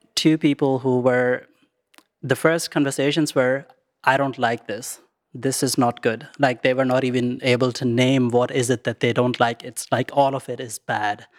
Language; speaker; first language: English; non-native, local second language; Urdu